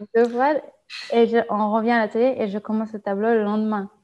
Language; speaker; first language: French; non-native, fluent; Hebrew